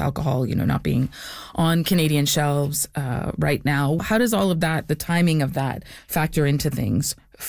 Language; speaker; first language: English; native; English